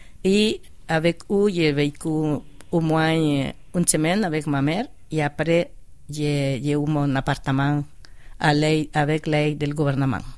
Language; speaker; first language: French; non-native, fluent; Spanish